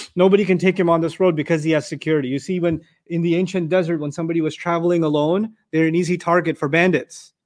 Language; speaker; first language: English; non-native, local second language; Urdu